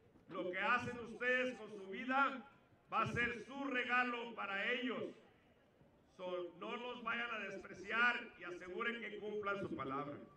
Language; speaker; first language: Spanish; native; Spanish